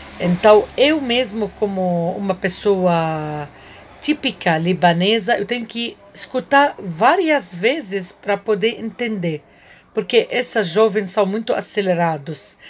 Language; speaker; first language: Portuguese; non-native, learner; Arabic